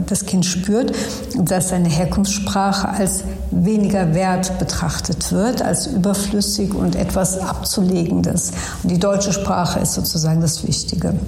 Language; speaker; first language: German; early bilingual, other home language; Turkish